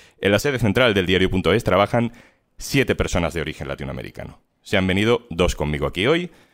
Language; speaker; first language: Spanish; native; Spanish